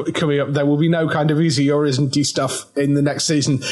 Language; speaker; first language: English; native; English